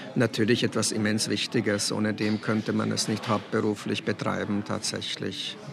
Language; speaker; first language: German; early bilingual, other home language; Czech